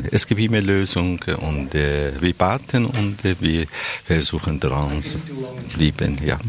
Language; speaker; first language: German; non-native, learner; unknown